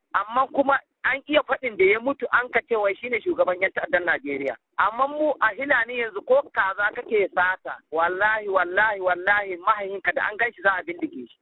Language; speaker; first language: Hausa; non-native, local second language; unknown